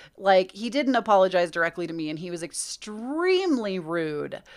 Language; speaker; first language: English; native; English